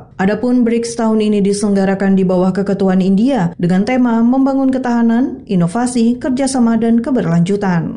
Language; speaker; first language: Indonesian; native; Indonesian